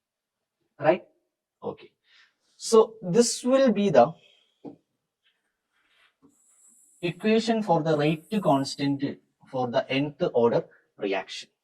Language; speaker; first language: English; non-native, local second language; Malayalam